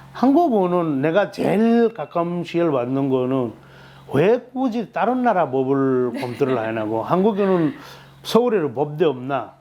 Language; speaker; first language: Korean; non-native, fluent; Bangla